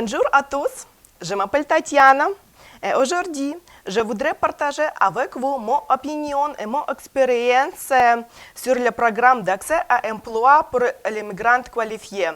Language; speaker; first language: French; non-native, learner; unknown